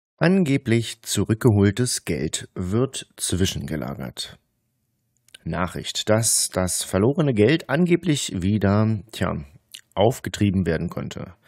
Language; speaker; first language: German; native; German